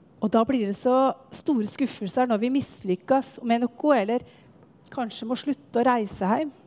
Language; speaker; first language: Norwegian; native; Norwegian